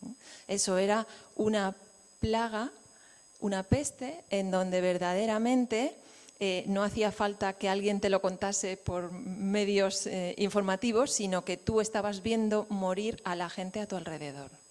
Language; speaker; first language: Spanish; native; Spanish